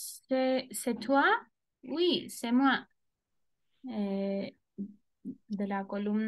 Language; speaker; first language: French; non-native, learner; Spanish